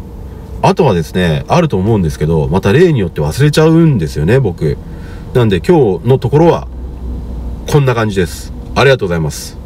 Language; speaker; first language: Japanese; native; Japanese